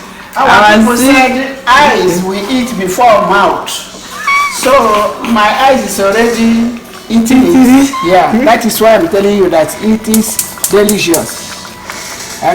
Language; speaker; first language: English; non-native, local second language; Igbo